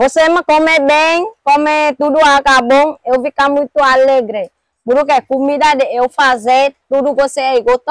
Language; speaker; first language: Portuguese; non-native, learner; Vietnamese